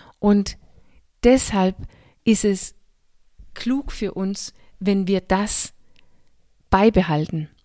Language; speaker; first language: German; non-native, fluent; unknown